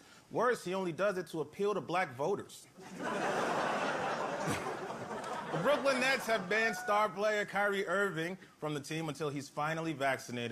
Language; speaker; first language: English; native; English